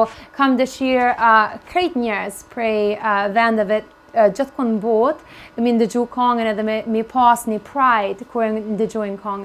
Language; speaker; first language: Albanian; early bilingual, heritage; Albanian